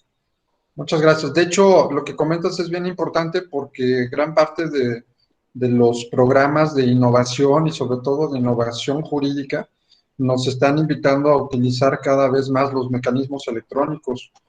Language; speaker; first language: Spanish; native; Spanish